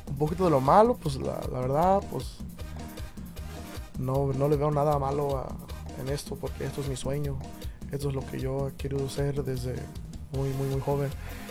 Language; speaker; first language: Spanish; early bilingual, heritage; Spanish